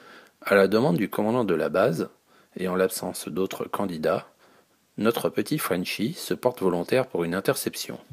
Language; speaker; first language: French; native; French